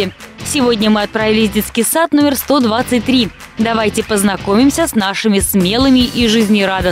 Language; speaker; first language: Russian; native; Russian